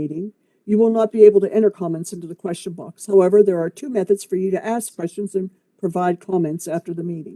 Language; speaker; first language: English; native; English